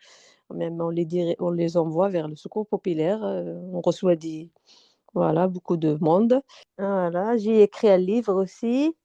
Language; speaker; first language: French; non-native, fluent; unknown